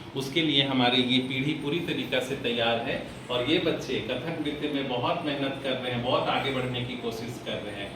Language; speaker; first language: Hindi; non-native, local second language; Bangla